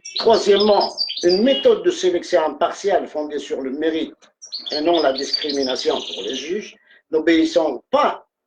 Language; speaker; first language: French; non-native, local second language; Arabic